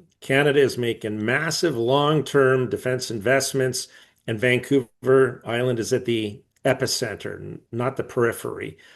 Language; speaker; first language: English; native; English